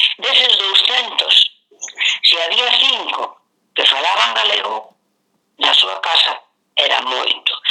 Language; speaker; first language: Galician; non-native, local second language; Spanish